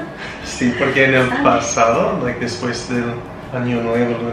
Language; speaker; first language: Spanish; non-native, fluent; English